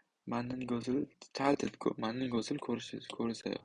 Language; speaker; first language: Korean; non-native, fluent; Uzbek